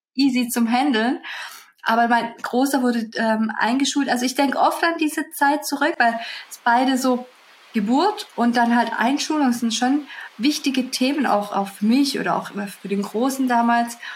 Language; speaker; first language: German; early bilingual, other home language; Russian